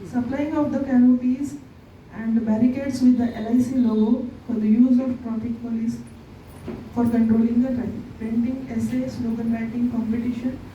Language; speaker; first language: English; non-native, local second language; Marathi